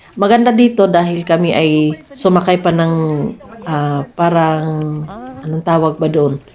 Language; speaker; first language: Filipino; non-native, local second language; Cebuano